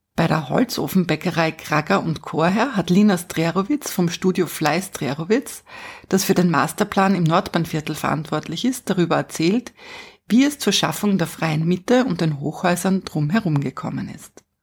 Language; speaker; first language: German; native; German